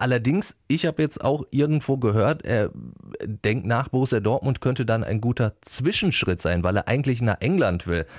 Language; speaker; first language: German; native; German